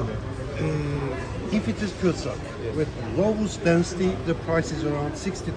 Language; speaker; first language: English; non-native, fluent; Turkish